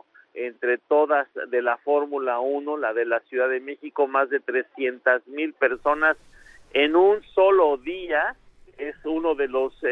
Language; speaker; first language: Spanish; native; Spanish